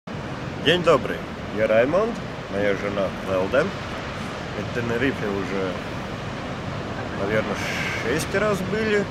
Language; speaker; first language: Russian; non-native, fluent; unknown